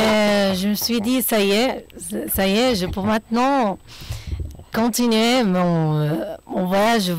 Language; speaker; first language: French; non-native, fluent; Arabic